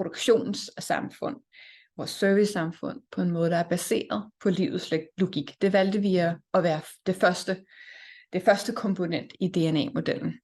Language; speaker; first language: Danish; native; Danish